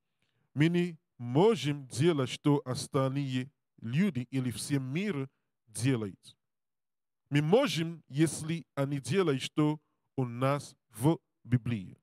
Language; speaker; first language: Russian; non-native, learner; English